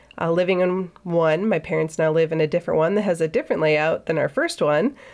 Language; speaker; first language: English; native; English